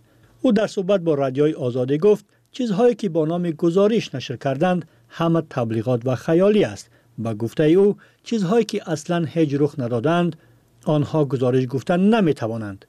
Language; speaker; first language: Persian; native; Persian